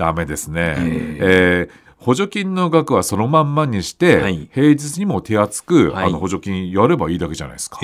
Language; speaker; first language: Japanese; native; Japanese